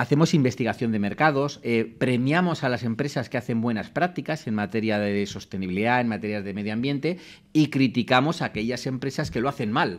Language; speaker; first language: Spanish; native; Spanish